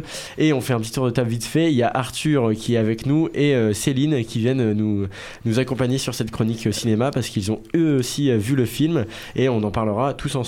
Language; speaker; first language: French; native; French